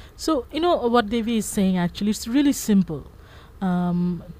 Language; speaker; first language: English; non-native, local second language; Bangla